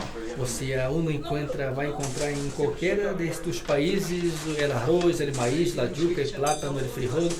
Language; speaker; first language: Spanish; non-native, learner; Portuguese